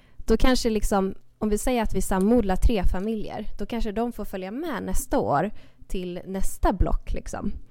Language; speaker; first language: Swedish; native; Swedish